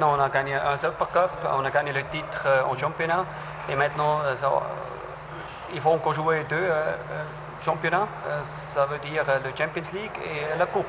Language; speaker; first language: French; non-native, fluent; German